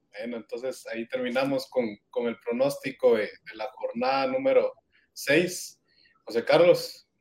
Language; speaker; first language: Spanish; native; Spanish